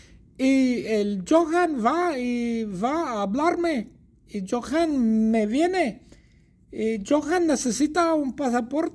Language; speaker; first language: Spanish; non-native, learner; English